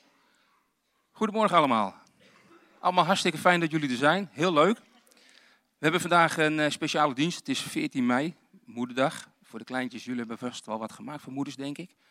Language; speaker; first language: Dutch; native; Dutch